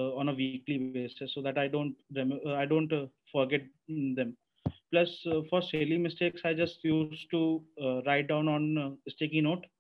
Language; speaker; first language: English; non-native, local second language; Hindi